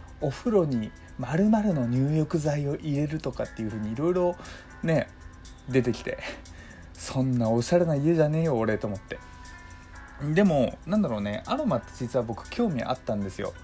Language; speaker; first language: Japanese; native; Japanese